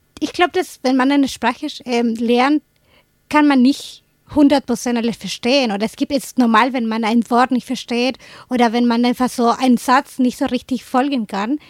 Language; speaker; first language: German; non-native, fluent; Spanish